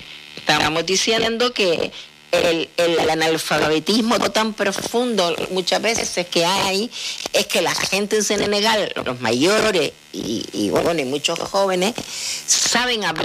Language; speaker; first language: Spanish; native; Spanish